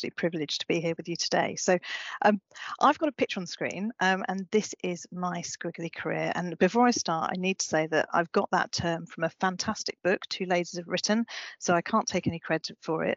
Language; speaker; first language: English; native; English